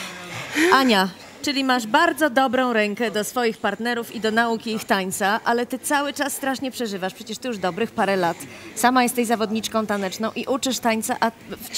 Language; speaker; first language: Polish; native; Polish